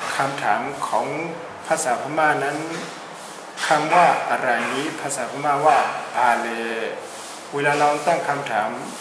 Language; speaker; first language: Thai; non-native, fluent; Burmese